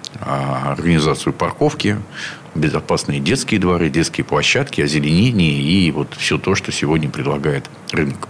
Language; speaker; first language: Russian; native; Russian